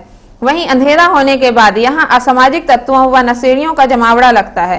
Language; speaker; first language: Hindi; native; Hindi